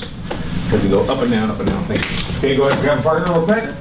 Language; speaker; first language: English; native; English